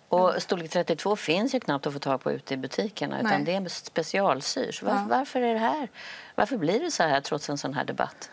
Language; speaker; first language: Swedish; native; Swedish